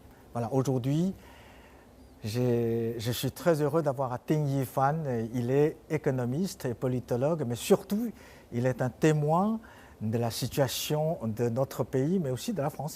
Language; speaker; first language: French; non-native, fluent; Chinese